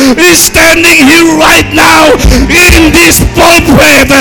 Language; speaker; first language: English; non-native, fluent; Indonesian